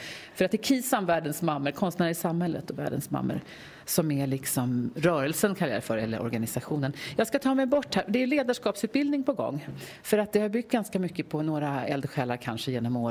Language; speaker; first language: Swedish; native; Swedish